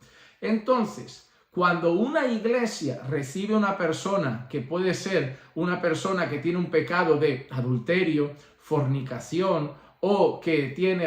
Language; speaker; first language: Spanish; native; Spanish